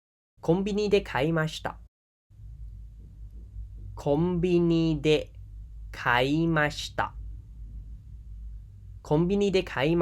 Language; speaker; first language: Japanese; non-native, fluent; Khmer